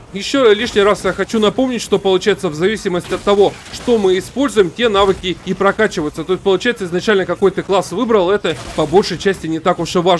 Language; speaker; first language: Russian; native; Russian